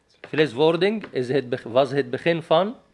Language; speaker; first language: Dutch; non-native, fluent; Arabic